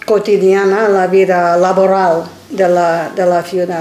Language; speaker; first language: Spanish; non-native, fluent; English